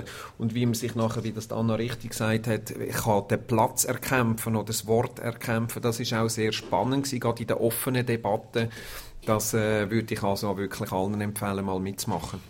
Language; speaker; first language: German; native; German